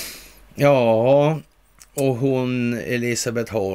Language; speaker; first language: Swedish; native; Swedish